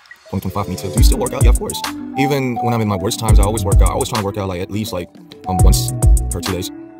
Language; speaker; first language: English; non-native, fluent; Korean